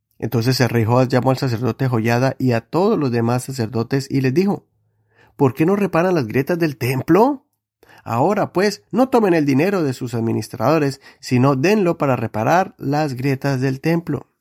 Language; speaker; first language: Spanish; native; Spanish